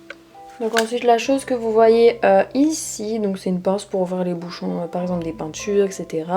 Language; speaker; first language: French; native; French